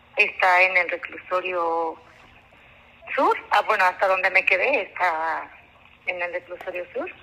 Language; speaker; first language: Spanish; non-native, local second language; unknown